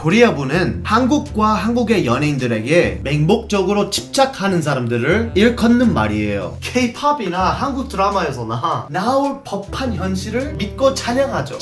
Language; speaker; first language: Korean; non-native, fluent; English